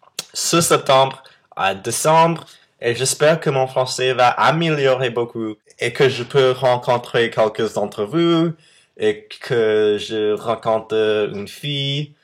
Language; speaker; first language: French; non-native, fluent; English